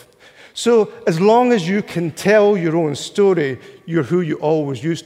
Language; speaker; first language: English; native; English